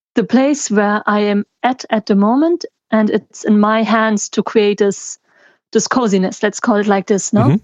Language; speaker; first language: English; non-native, fluent; German